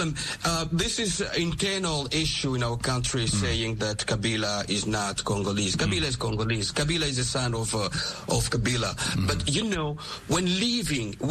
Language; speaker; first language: English; non-native, fluent; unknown